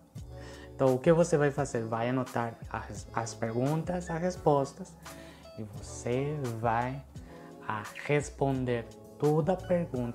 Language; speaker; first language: Portuguese; non-native, fluent; Spanish